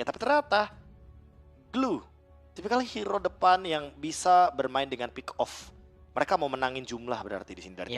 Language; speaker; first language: Indonesian; native; Indonesian